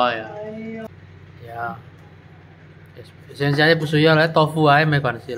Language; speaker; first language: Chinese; non-native, learner; Indonesian